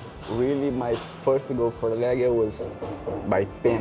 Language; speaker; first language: English; non-native, learner; Portuguese